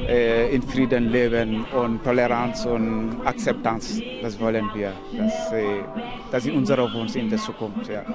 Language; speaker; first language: German; non-native, learner; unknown